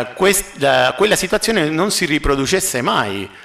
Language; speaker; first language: Italian; non-native, fluent; Spanish